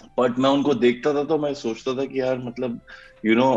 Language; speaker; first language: Hindi; native; Hindi